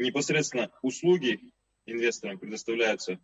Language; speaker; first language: Russian; native; Russian